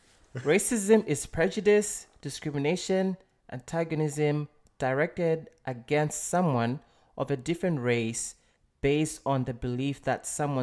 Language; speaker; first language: English; non-native, local second language; Nyanja